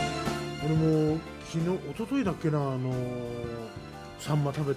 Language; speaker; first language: Japanese; native; Japanese